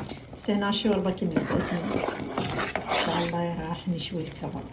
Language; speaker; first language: Arabic; native; Arabic